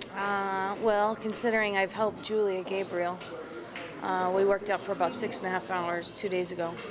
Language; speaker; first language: English; native; English